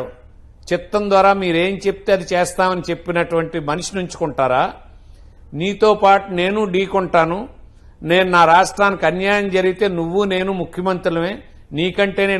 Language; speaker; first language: Telugu; native; Telugu